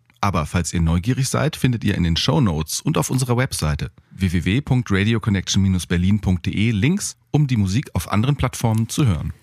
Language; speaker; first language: German; native; German